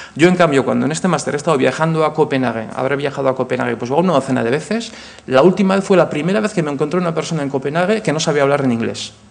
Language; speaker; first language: Spanish; native; Spanish